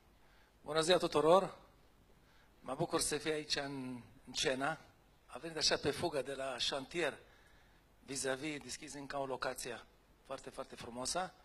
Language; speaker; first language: Romanian; non-native, fluent; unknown